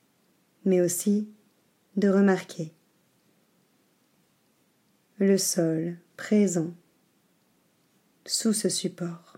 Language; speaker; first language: French; native; French